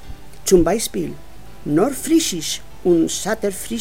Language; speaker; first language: German; non-native, learner; Spanish